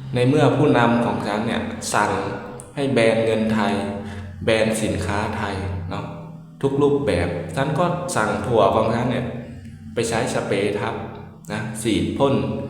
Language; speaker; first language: Thai; native; Thai